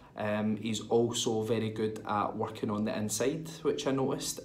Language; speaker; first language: English; native; English